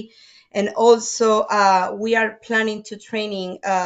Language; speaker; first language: English; non-native, fluent; Spanish